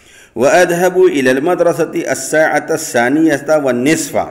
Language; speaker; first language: Arabic; non-native, fluent; Urdu